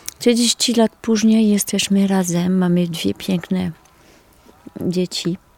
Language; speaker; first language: Polish; non-native, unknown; French